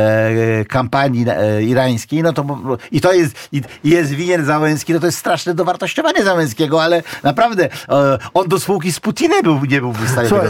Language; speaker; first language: Polish; native; Polish